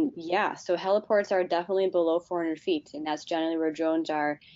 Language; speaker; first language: English; native; English